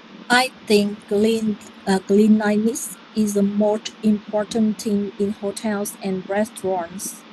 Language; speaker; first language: English; non-native, learner; Vietnamese